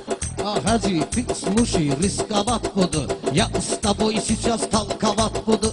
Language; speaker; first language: Russian; non-native, local second language; Talysh